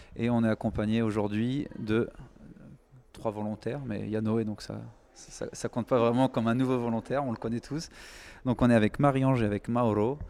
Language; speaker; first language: French; native; French